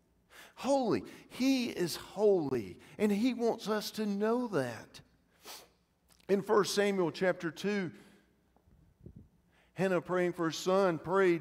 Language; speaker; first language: English; native; English